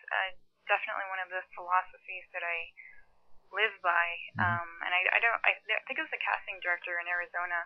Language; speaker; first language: English; early bilingual, other home language; Chinese